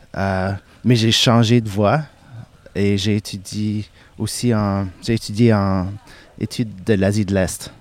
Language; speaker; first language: French; non-native, local second language; English